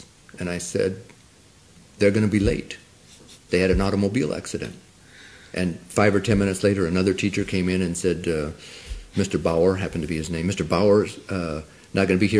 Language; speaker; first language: English; non-native, local second language; Spanish